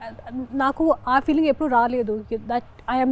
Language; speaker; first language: Telugu; non-native, local second language; Hindi